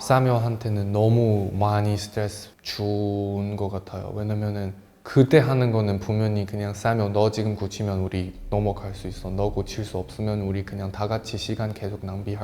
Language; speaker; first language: Korean; non-native, learner; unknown